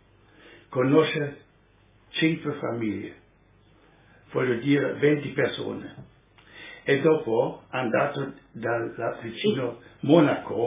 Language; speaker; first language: Italian; non-native, learner; German